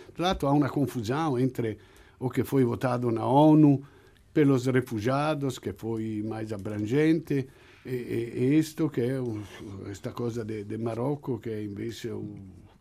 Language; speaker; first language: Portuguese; non-native, fluent; Italian